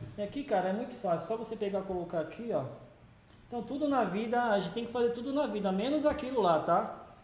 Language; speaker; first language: Portuguese; early bilingual, other home language; Japanese